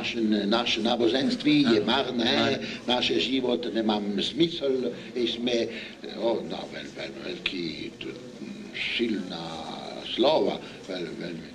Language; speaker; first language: Czech; non-native, learner; Italian